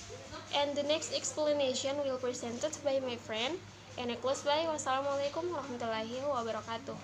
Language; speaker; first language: English; non-native, learner; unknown